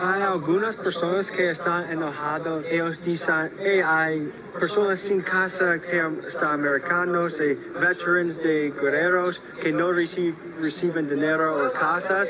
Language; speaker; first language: Spanish; non-native, learner; English